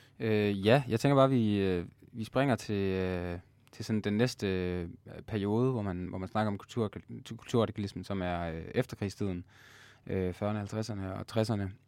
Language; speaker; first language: Danish; native; Danish